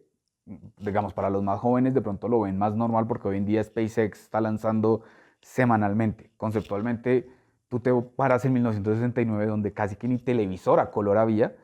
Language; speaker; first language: Spanish; native; Spanish